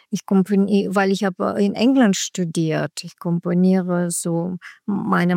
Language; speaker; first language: German; non-native, learner; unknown